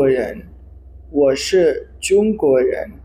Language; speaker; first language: Chinese; non-native, fluent; Urdu